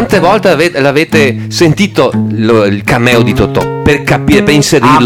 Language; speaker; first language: Italian; native; Italian